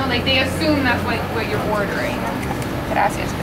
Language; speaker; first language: English; native; English